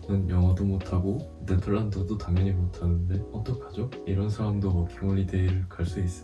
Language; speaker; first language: Korean; native; Korean